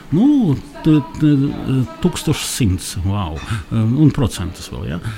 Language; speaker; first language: Latvian; non-native, local second language; Russian